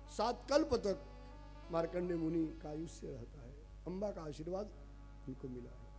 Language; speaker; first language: Hindi; non-native, local second language; Gujarati